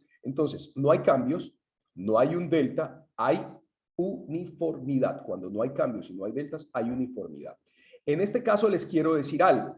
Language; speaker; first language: Spanish; native; Spanish